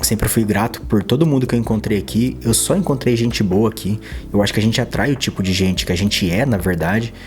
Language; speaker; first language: Portuguese; native; Portuguese